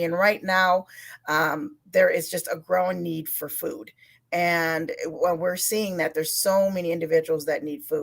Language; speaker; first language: English; native; English